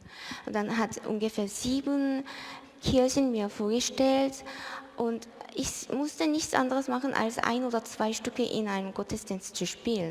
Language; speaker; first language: German; early bilingual, other home language; Korean